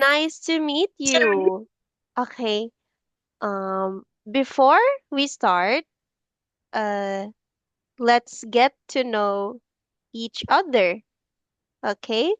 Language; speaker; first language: English; non-native, fluent; Filipino